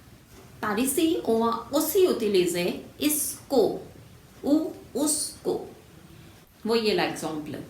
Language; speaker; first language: French; non-native, fluent; Hindi